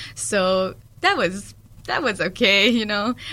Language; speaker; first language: English; early bilingual, other home language; Malay